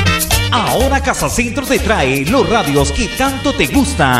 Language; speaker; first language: Spanish; native; Spanish